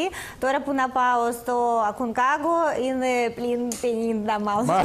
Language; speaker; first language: Greek; non-native, learner; Russian